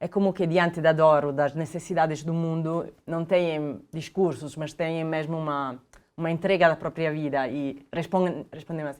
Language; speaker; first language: Portuguese; non-native, fluent; Italian